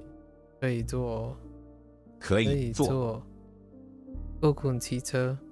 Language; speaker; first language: Chinese; non-native, learner; English